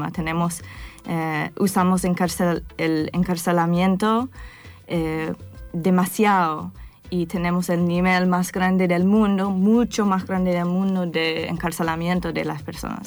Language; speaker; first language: Spanish; non-native, fluent; English